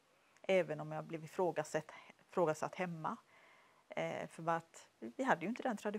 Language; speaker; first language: Swedish; native; Swedish